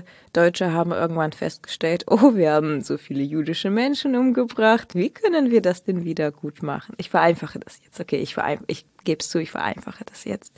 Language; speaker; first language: German; early bilingual, other home language; Russian